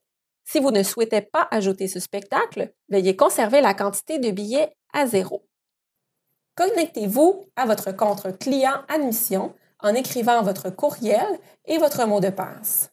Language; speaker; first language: French; native; French